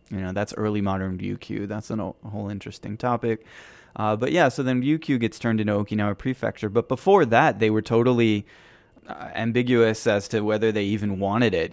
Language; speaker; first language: English; native; English